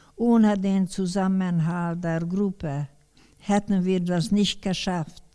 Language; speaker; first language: German; non-native, fluent; Hungarian